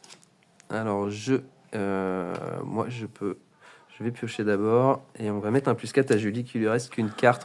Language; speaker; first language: French; native; French